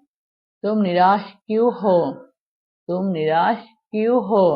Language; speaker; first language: Hindi; non-native, local second language; Bangla